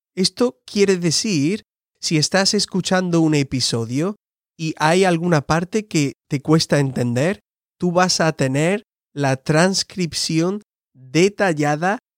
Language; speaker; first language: Spanish; native; Spanish